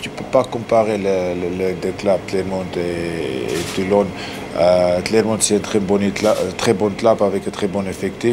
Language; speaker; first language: French; non-native, learner; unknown